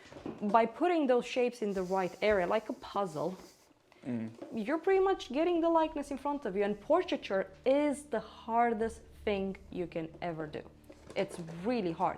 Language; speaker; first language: English; non-native, fluent; Romanian